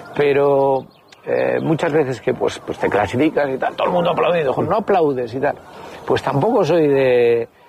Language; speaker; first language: Spanish; native; Spanish